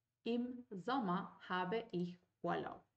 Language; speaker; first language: German; non-native, fluent; Spanish